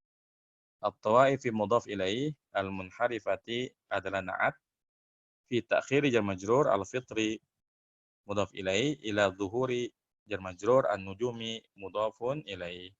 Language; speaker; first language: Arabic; non-native, fluent; Indonesian